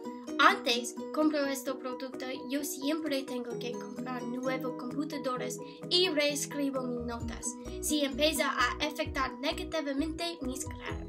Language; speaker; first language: Spanish; non-native, learner; English